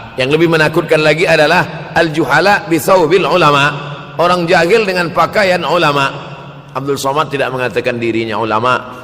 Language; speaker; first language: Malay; native; Malay